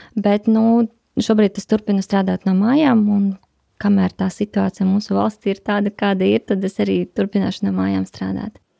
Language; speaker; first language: Latvian; non-native, local second language; Russian